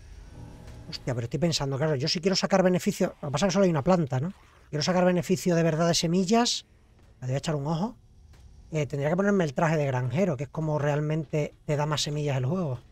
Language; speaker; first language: Spanish; native; Spanish